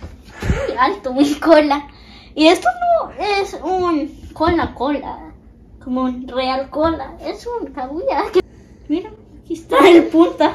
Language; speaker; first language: Spanish; early bilingual, heritage; Spanish